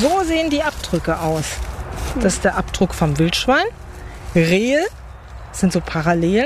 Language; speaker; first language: German; native; German